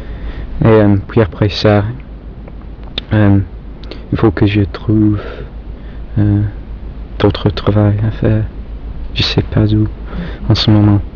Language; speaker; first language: French; non-native, fluent; English